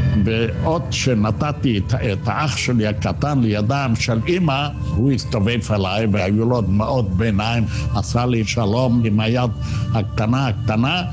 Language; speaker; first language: Hebrew; non-native, fluent; Yiddish